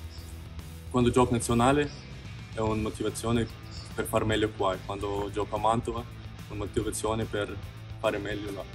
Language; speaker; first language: Italian; non-native, fluent; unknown